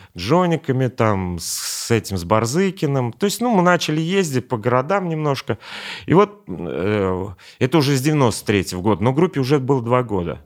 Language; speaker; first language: Russian; native; Russian